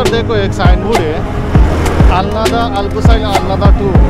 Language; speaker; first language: Hindi; native; Hindi